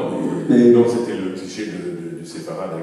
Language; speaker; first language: French; native; French